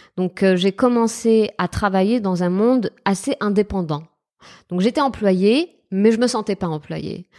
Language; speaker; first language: French; non-native, local second language; Arabic